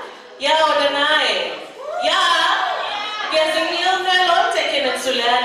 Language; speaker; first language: German; non-native, fluent; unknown